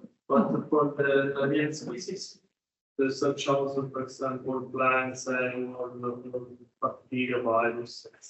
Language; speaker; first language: English; non-native, learner; Somali